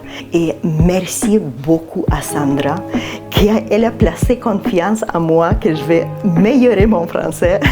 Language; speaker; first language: French; non-native, learner; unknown